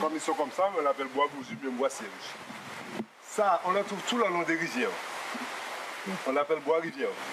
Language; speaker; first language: French; native; French